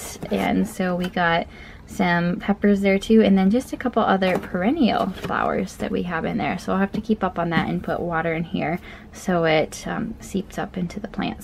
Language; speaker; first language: English; native; English